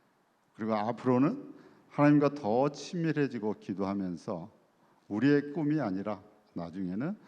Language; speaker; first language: Korean; native; Korean